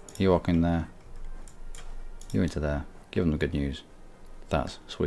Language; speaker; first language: English; native; English